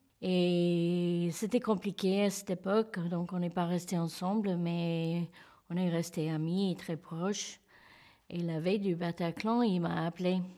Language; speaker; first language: French; non-native, fluent; English